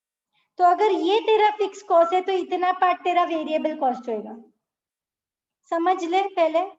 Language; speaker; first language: Hindi; native; Hindi